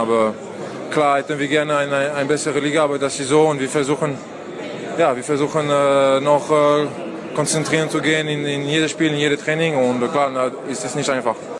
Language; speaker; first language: German; non-native, fluent; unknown